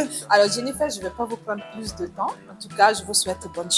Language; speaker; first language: French; native; French